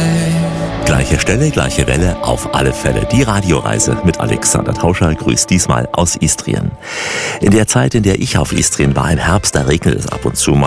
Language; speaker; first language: German; native; German